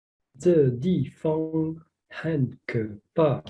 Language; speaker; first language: Chinese; non-native, learner; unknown